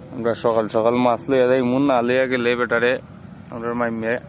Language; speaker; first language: Bangla; non-native, local second language; Sylheti